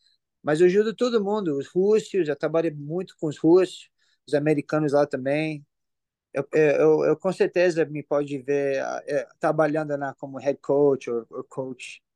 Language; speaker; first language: Portuguese; early bilingual, heritage; English